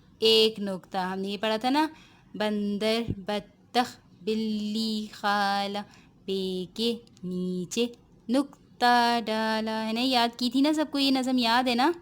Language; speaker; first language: Urdu; native; Urdu